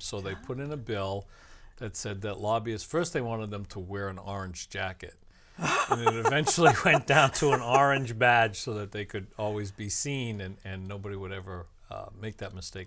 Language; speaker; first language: English; native; English